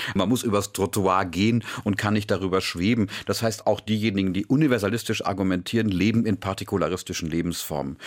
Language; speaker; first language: German; native; German